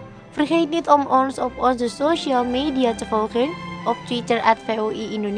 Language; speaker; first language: Dutch; non-native, fluent; Indonesian